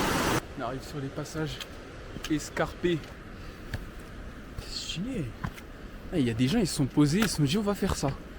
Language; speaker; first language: French; native; French